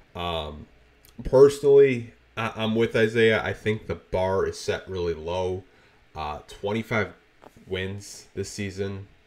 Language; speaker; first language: English; native; English